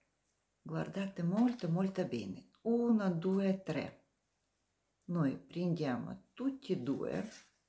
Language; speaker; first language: Italian; non-native, learner; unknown